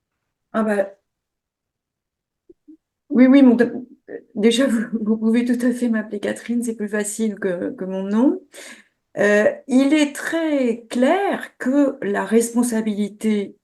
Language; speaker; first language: French; native; French